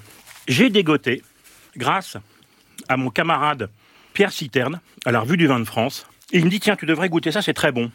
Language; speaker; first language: French; native; French